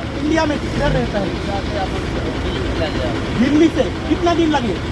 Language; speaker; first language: Hindi; non-native, learner; Bangla